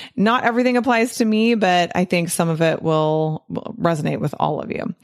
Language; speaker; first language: English; native; English